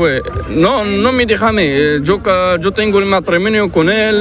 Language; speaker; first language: Spanish; non-native, learner; Arabic